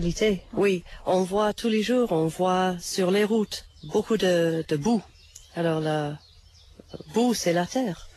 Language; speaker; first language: French; non-native, fluent; English